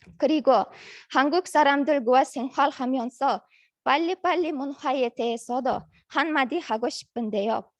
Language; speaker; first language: Korean; non-native, learner; Uzbek